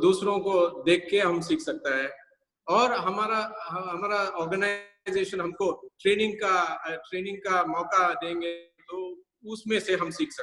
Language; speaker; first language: Hindi; non-native, local second language; Tamil